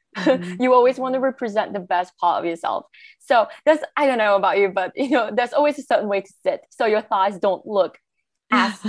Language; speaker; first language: English; non-native, local second language; Chinese